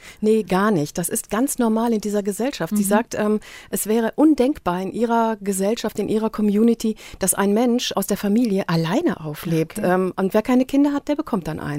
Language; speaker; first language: German; native; German